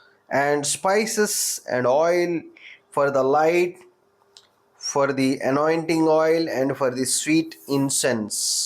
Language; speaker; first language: English; non-native, local second language; Telugu